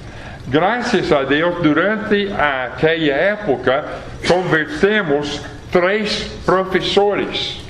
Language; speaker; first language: Portuguese; non-native, fluent; English